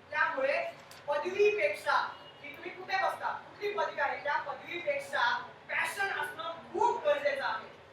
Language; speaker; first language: Marathi; non-native, local second language; Telugu